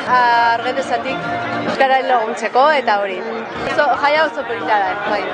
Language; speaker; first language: Basque; non-native, local second language; Spanish